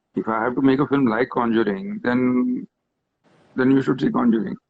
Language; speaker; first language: English; non-native, local second language; Hindi